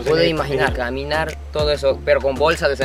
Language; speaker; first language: Spanish; non-native, fluent; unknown